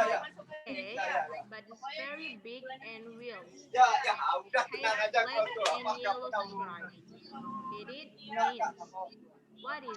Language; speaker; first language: English; non-native, learner; Indonesian